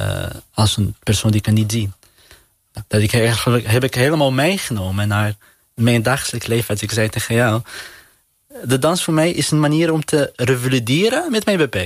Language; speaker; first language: Dutch; non-native, fluent; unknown